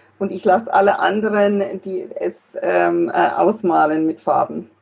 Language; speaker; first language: German; non-native, fluent; English